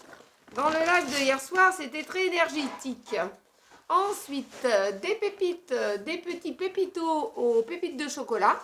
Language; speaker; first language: French; native; French